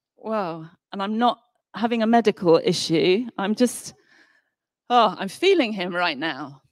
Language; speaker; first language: English; native; English